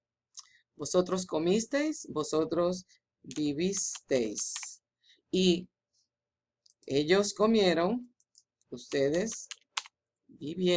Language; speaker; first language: Spanish; non-native, fluent; English